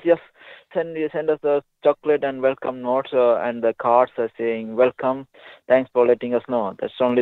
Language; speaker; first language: English; non-native, local second language; Tamil